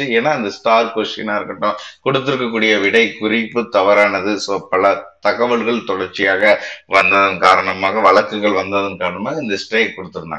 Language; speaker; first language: Tamil; native; Tamil